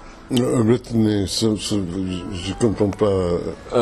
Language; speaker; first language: French; non-native, fluent; English